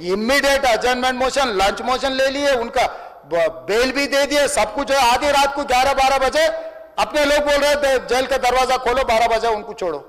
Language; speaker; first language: Hindi; non-native, local second language; Telugu